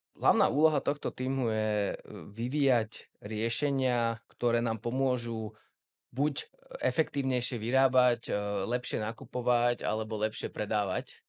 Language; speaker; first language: Slovak; native; Slovak